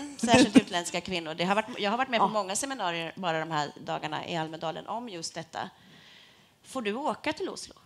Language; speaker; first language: Swedish; native; Swedish